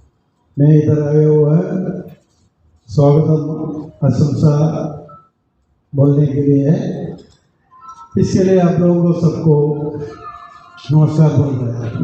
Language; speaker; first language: Hindi; non-native, local second language; Malayalam